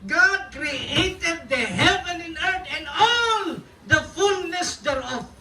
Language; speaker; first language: English; non-native, local second language; Filipino